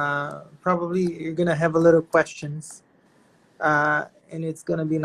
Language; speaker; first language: English; non-native, fluent; Portuguese